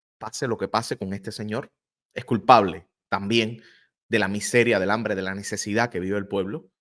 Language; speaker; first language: Spanish; native; Spanish